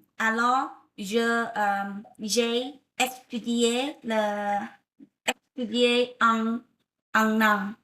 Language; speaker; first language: French; non-native, learner; Vietnamese